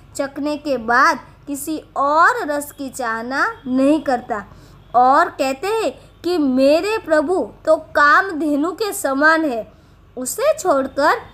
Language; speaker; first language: Hindi; non-native, local second language; Gujarati